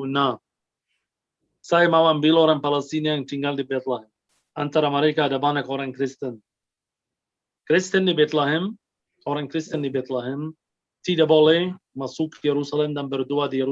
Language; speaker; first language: Indonesian; non-native, fluent; Arabic